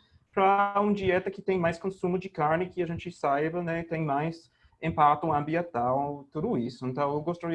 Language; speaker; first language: Portuguese; non-native, fluent; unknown